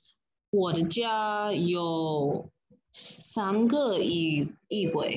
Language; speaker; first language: Chinese; non-native, learner; English